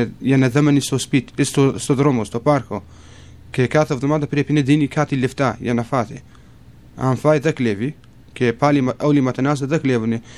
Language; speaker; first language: Greek; non-native, learner; Kurdish